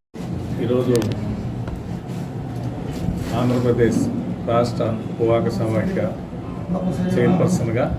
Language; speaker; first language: Telugu; native; Telugu